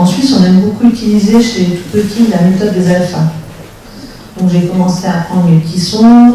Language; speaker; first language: French; native; French